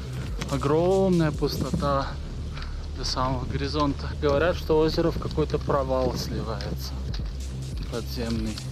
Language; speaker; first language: Russian; native; Russian